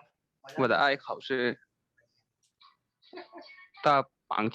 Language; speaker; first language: Chinese; non-native, learner; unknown